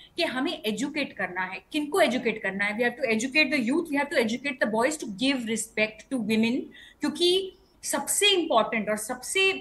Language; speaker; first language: Hindi; non-native, local second language; Bangla